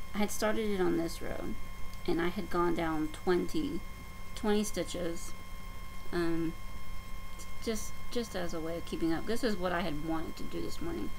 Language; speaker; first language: English; native; English